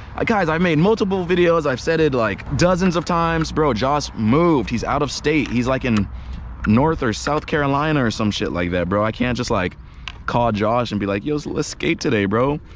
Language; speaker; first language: English; native; English